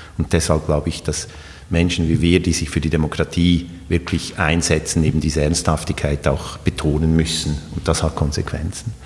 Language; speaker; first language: German; native; German